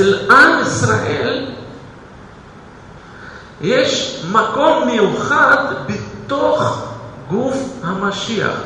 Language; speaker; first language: Hebrew; non-native, fluent; Russian